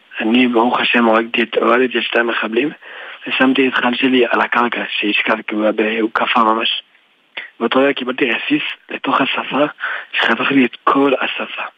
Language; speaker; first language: Hebrew; early bilingual, other home language; French